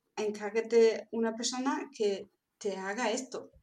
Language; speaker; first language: Spanish; non-native, fluent; German